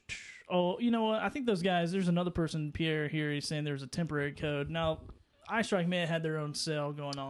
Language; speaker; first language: English; native; English